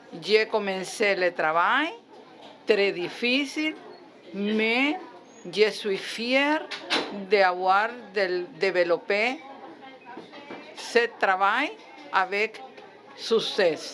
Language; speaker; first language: French; non-native, learner; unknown